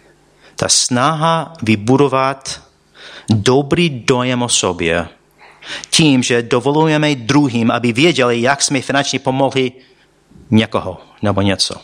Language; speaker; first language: Czech; non-native, fluent; English